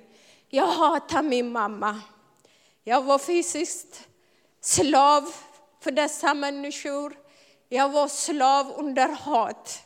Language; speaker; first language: Swedish; non-native, fluent; Amharic